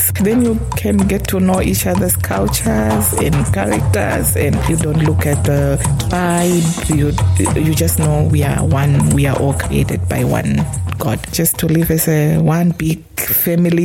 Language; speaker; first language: English; non-native, local second language; Shona